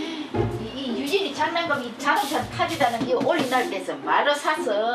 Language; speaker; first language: Korean; native; Korean